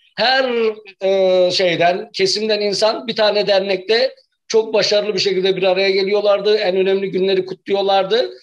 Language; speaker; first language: Turkish; native; Turkish